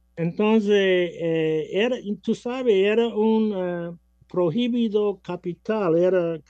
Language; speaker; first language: Spanish; non-native, learner; English